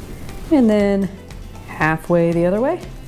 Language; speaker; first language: English; native; English